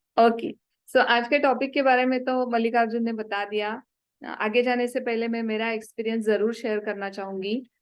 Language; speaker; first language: Hindi; non-native, local second language; Marathi